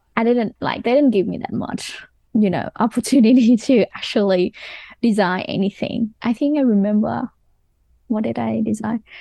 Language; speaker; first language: English; non-native, fluent; Vietnamese